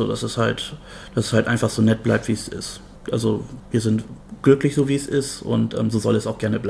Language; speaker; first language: German; native; German